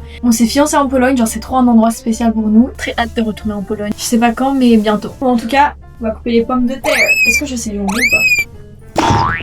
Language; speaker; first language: French; native; French